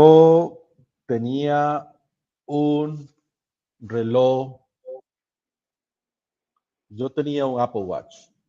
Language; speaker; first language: Spanish; non-native, learner; English